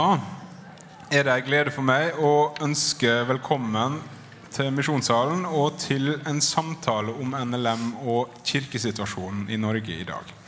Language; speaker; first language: Norwegian; native; Norwegian